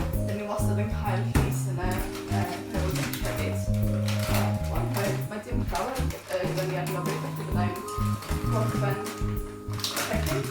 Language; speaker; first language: Welsh; non-native, learner; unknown